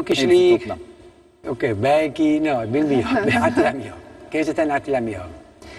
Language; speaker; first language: Turkish; non-native, learner; Italian